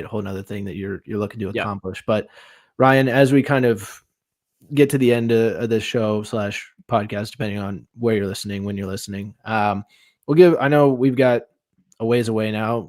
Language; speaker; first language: English; native; English